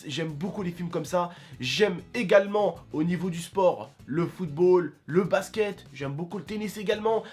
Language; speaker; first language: French; early bilingual, other home language; Arabic